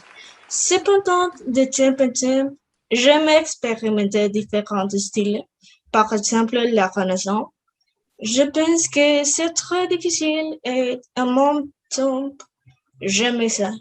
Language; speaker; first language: French; non-native, learner; Spanish